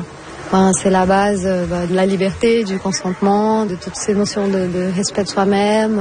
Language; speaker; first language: French; non-native, fluent; Portuguese